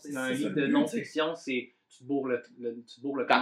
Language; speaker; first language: French; native; French